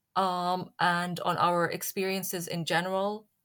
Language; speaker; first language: English; non-native, fluent; Arabic